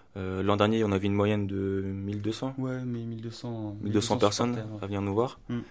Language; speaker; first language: French; native; French